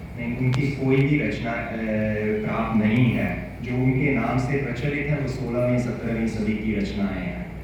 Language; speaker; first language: Hindi; non-native, fluent; Hungarian